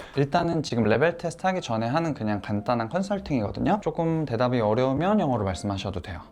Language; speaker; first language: Korean; native; Korean